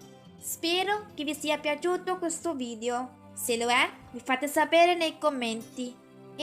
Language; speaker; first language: Italian; non-native, fluent; Urdu